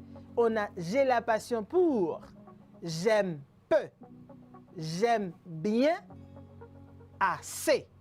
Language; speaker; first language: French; non-native, fluent; Spanish